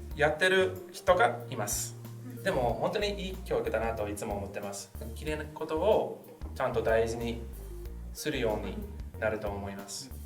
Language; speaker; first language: Japanese; non-native, fluent; English